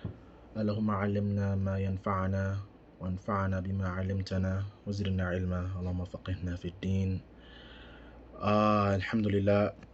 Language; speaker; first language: Arabic; non-native, fluent; English